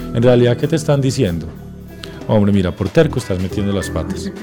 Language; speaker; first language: Spanish; native; Spanish